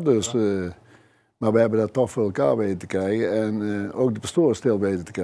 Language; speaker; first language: Dutch; native; Dutch